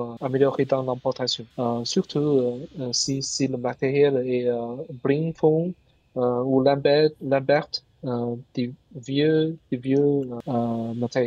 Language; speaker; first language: French; non-native, learner; Chinese